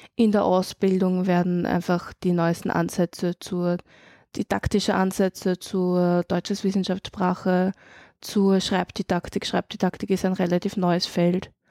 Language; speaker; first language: German; native; German